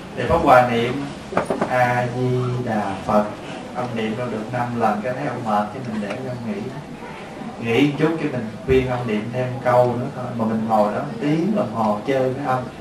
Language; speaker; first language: Vietnamese; native; Vietnamese